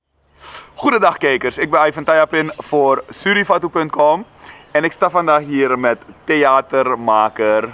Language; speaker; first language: Dutch; native; Dutch